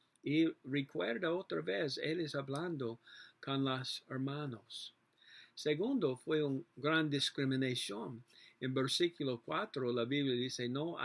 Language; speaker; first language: Spanish; non-native, learner; English